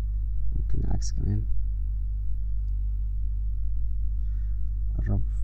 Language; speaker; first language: Arabic; native; Arabic